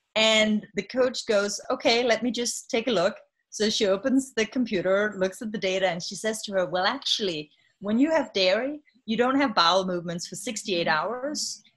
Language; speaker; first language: English; non-native, fluent; Danish